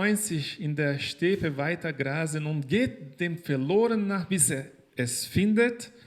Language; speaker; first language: German; non-native, fluent; Portuguese